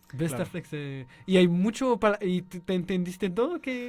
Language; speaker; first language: Spanish; non-native, learner; French